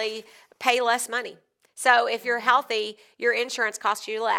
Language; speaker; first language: English; native; English